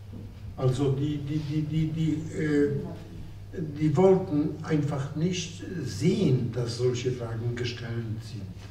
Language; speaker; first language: German; non-native, fluent; Polish